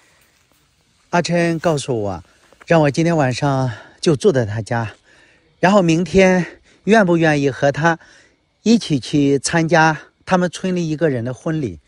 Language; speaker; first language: Chinese; native; Chinese